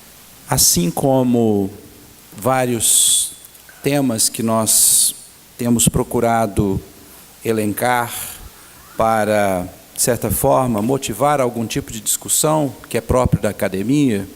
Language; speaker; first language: Portuguese; native; Portuguese